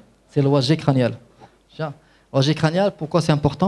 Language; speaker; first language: French; non-native, local second language; Arabic